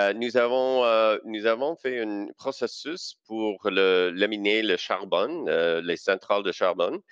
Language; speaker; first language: French; non-native, local second language; English